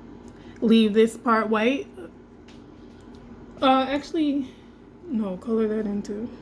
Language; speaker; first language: English; native; English